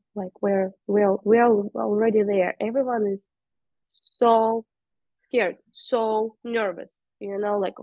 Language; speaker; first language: English; non-native, fluent; Russian